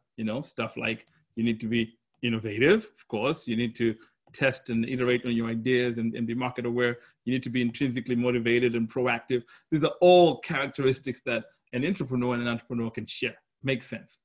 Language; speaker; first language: English; non-native, local second language; Shona